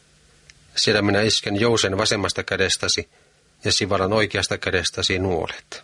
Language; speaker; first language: Finnish; native; Finnish